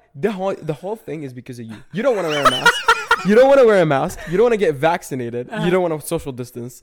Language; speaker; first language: English; non-native, fluent; Arabic